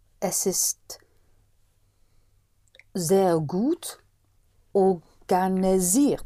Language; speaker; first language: German; non-native, learner; English